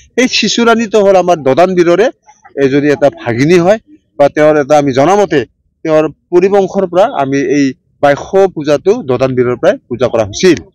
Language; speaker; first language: Assamese; non-native, local second language; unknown